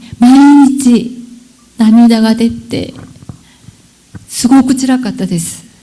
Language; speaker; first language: Japanese; non-native, learner; Korean